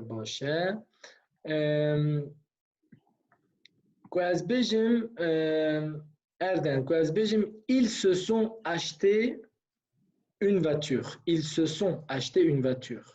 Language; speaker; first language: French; non-native, fluent; Kurdish